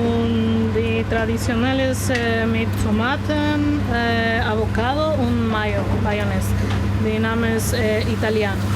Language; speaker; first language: German; non-native, learner; Spanish